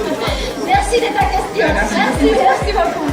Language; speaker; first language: French; non-native, fluent; Spanish